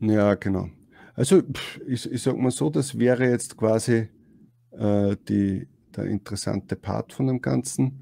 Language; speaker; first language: German; native; German